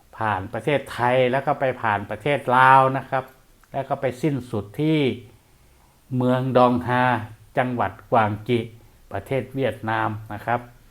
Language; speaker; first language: Thai; non-native, local second language; Northeastern Thai